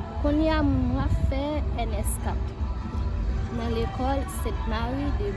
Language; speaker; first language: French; non-native, local second language; Haitian Creole